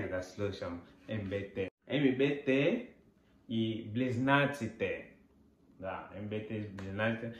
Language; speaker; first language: Bulgarian; non-native, learner; Portuguese